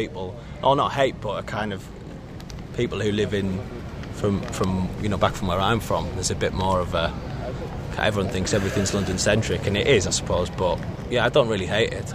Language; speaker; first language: English; native; English